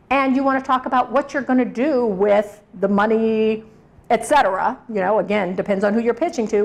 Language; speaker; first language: English; native; English